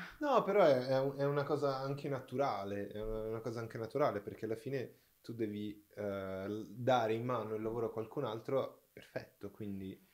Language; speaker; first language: Italian; non-native, fluent; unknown